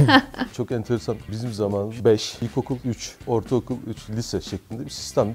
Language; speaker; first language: Turkish; native; Turkish